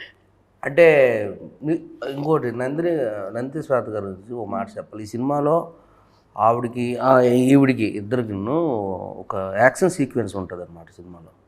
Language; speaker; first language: Telugu; native; Telugu